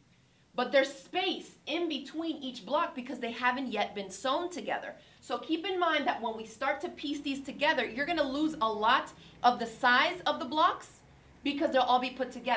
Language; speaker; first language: English; native; English